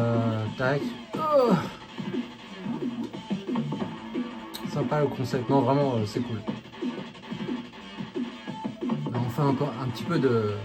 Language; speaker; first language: French; native; French